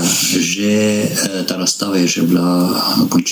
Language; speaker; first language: Slovenian; non-native, learner; Armenian